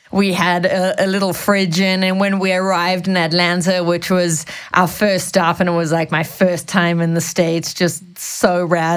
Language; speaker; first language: English; native; English